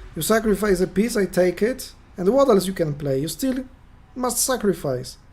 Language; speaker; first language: English; non-native, fluent; Polish